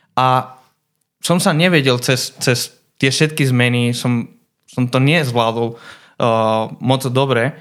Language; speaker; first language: Slovak; non-native, fluent; Spanish